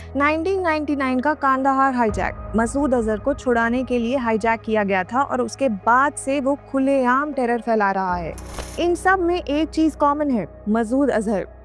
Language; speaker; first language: Hindi; native; Hindi